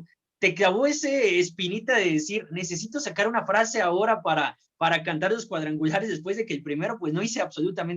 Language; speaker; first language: Spanish; native; Spanish